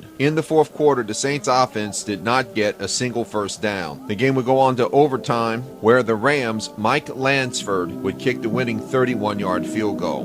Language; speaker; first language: English; native; English